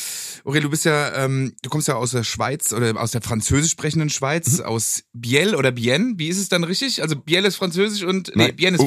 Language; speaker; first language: German; native; German